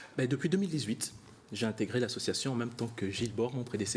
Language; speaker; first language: French; native; French